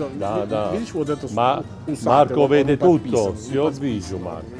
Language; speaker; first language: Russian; non-native, learner; Italian